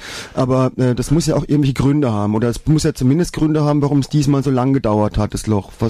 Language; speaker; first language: German; native; German